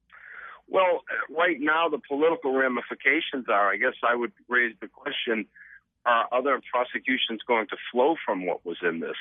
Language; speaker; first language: English; native; English